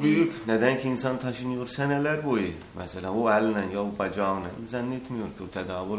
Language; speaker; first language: Turkish; non-native, learner; Azerbaijani